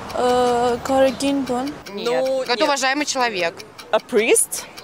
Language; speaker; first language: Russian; non-native, local second language; Armenian